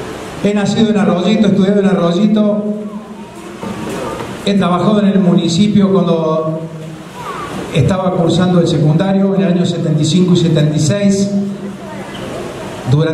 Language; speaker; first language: Spanish; native; Spanish